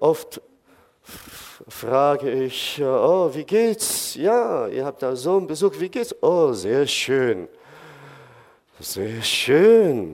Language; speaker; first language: German; non-native, fluent; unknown